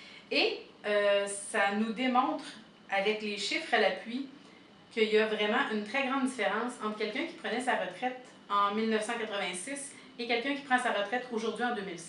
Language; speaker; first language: French; native; French